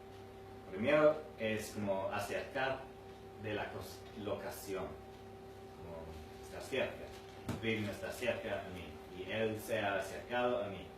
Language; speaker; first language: Spanish; non-native, fluent; English